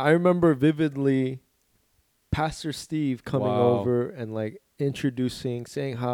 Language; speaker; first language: English; early bilingual, other home language; Korean